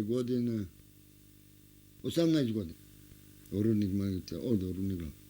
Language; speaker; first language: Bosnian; non-native, local second language; Romanian